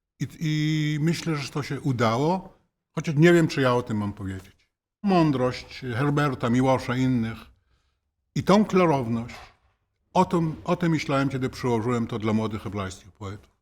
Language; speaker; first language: Polish; non-native, fluent; Hebrew